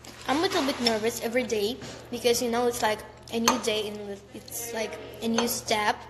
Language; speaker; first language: English; non-native, learner; Russian